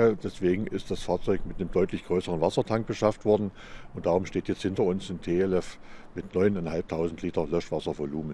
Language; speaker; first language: German; native; German